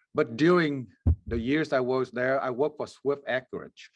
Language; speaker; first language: English; non-native, fluent; Vietnamese